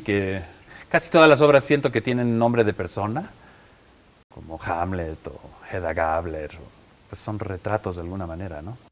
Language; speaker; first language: Spanish; native; Spanish